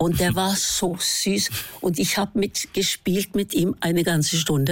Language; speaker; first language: German; non-native, fluent; Norwegian